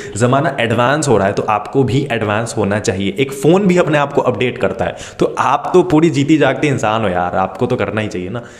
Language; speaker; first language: Hindi; native; Hindi